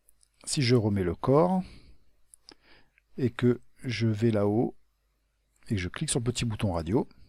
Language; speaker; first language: French; native; French